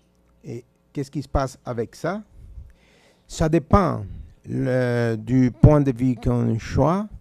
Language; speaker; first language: French; non-native, fluent; Spanish